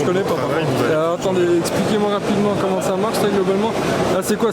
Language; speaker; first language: French; native; French